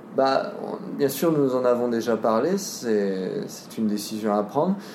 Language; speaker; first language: French; native; French